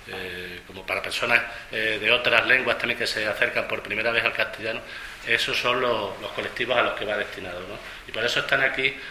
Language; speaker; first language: Spanish; native; Spanish